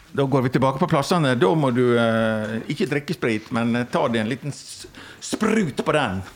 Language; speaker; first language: Norwegian; native; Norwegian